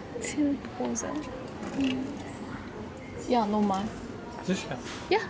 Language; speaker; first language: German; non-native, fluent; Korean